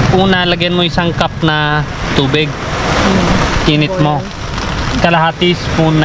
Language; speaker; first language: Filipino; non-native, learner; Hindi